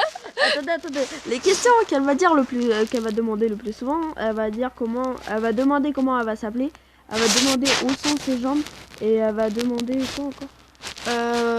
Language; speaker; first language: French; native; French